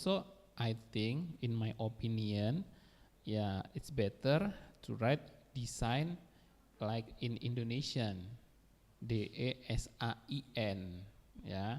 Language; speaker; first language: English; non-native, learner; Indonesian